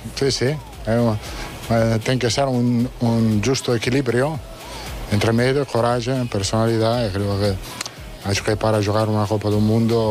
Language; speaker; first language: Portuguese; non-native, learner; Italian